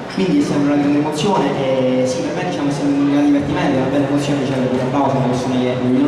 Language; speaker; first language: Italian; native; Italian